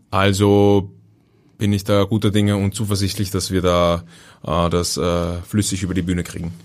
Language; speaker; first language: German; native; German